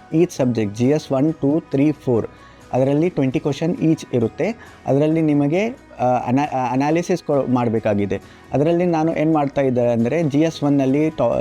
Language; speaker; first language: Kannada; non-native, local second language; Urdu